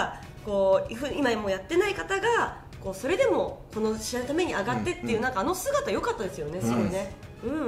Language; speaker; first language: Japanese; native; Japanese